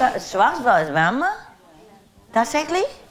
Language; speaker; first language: German; non-native, learner; Vietnamese